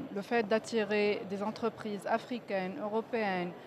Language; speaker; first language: French; non-native, local second language; Arabic